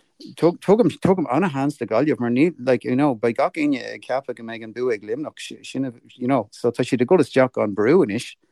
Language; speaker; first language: Irish; native; Irish